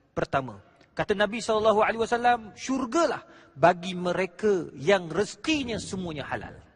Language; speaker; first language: Malay; native; Malay